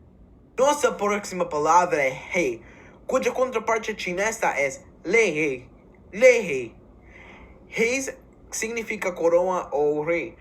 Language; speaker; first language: Portuguese; non-native, learner; English